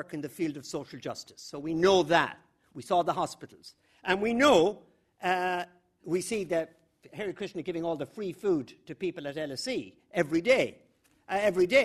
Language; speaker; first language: English; native; English